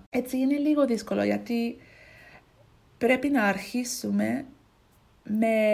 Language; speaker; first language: Greek; non-native, learner; English